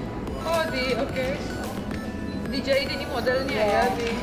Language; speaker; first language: Indonesian; non-native, fluent; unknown